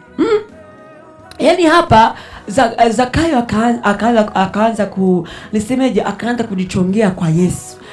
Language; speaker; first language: Swahili; non-native, local second language; Rundi